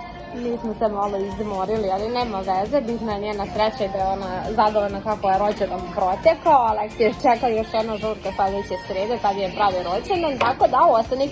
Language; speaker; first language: Bosnian; native; Bosnian